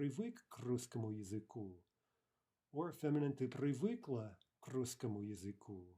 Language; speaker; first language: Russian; non-native, fluent; English